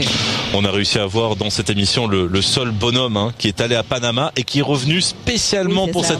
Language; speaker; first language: French; native; French